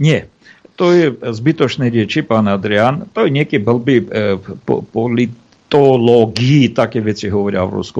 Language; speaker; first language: Slovak; non-native, fluent; Armenian